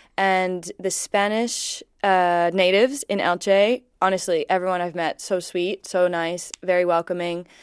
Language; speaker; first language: English; native; English